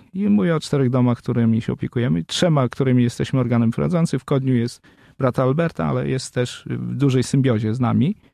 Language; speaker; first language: Polish; native; Polish